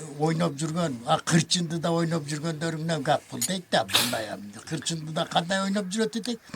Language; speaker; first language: Turkish; non-native, learner; Kyrgyz